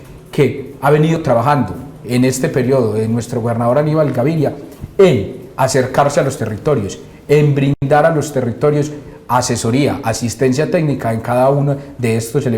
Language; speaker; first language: Spanish; native; Spanish